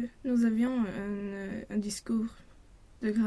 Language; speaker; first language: French; non-native, learner; Swedish